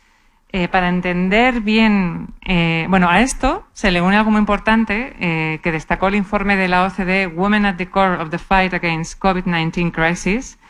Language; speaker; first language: Spanish; native; Spanish